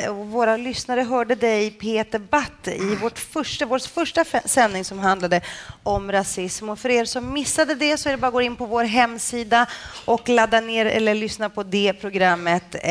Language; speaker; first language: Swedish; native; Swedish